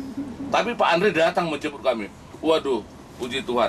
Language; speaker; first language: Indonesian; native; Indonesian